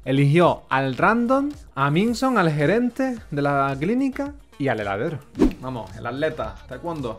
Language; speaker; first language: Spanish; native; Spanish